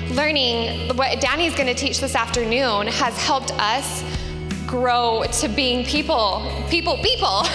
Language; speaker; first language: English; native; English